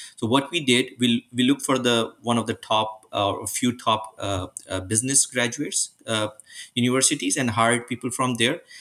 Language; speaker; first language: English; non-native, local second language; Urdu